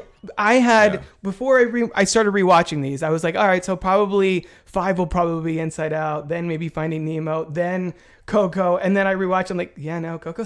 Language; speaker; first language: English; native; English